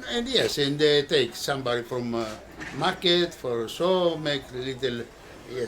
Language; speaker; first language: English; non-native, learner; Greek